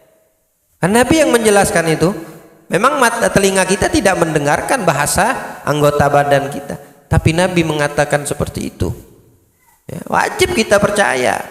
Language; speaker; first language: Indonesian; native; Indonesian